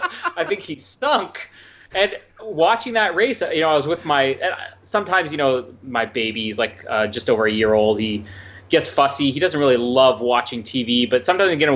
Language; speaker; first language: English; native; English